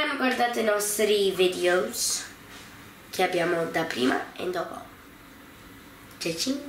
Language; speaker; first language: Italian; early bilingual, heritage; Italian